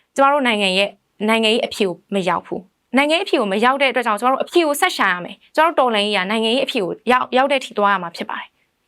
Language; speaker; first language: Burmese; native; Burmese